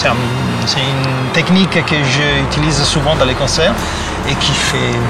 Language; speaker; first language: French; non-native, fluent; Italian